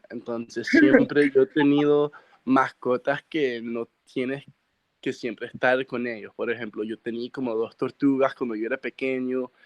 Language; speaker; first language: Spanish; early bilingual, heritage; Spanish